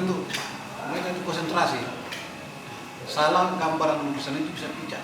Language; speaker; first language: Indonesian; native; Indonesian